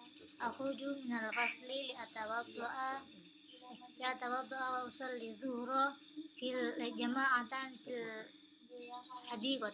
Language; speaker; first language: Arabic; non-native, learner; Indonesian